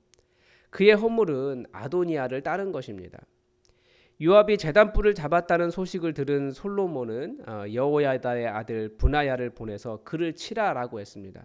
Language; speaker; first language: Korean; native; Korean